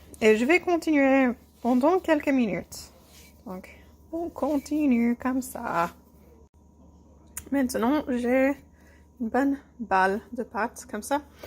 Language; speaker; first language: French; non-native, fluent; English